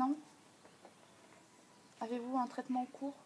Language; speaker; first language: French; native; French